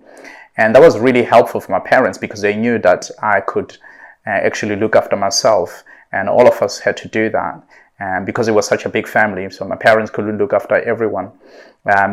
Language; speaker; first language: English; non-native, local second language; Southern Sotho